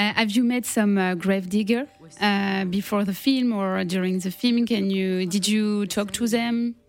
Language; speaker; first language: English; non-native, learner; French